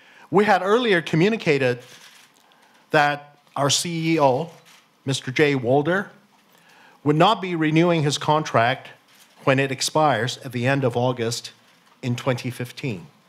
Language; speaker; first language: English; non-native, local second language; Cantonese